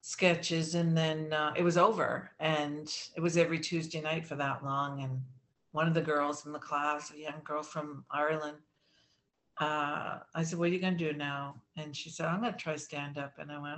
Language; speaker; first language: English; native; English